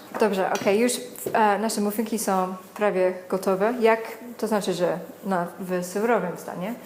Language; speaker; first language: Polish; non-native, learner; English